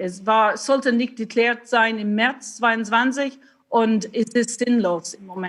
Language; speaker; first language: German; non-native, learner; English